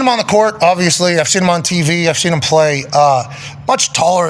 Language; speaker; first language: English; native; English